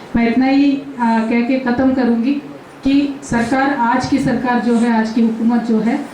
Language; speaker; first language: Hindi; non-native, local second language; Telugu